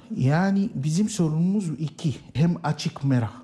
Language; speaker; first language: Turkish; non-native, learner; Arabic